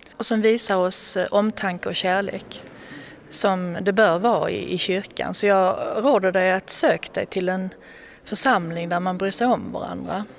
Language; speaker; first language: Swedish; native; Swedish